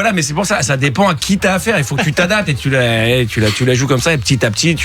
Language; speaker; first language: French; native; French